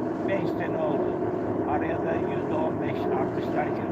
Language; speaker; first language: Turkish; native; Turkish